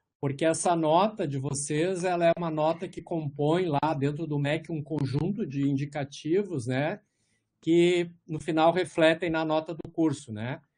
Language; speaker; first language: Portuguese; native; Portuguese